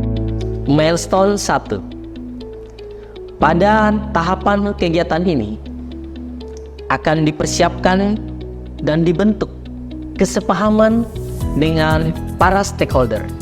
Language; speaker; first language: Indonesian; native; Indonesian